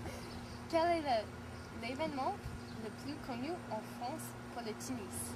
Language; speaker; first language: French; non-native, learner; English